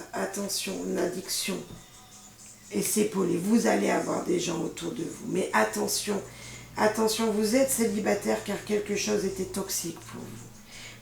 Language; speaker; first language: French; native; French